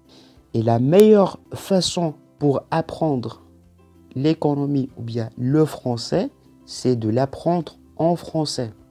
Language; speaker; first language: French; non-native, local second language; Arabic